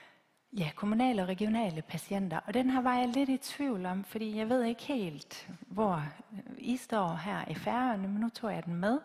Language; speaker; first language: Danish; native; Danish